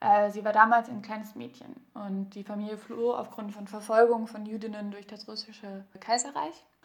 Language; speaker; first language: German; native; German